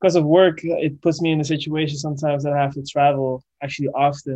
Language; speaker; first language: English; non-native, fluent; Dutch